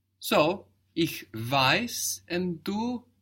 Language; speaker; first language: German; non-native, fluent; English